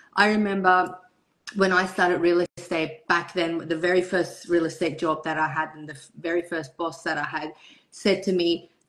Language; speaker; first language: English; early bilingual, other home language; Persian